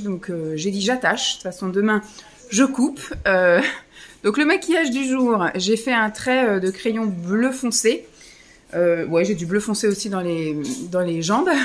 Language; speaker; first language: French; native; French